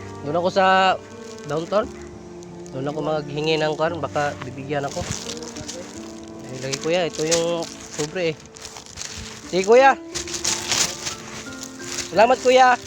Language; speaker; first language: Filipino; non-native, local second language; Cebuano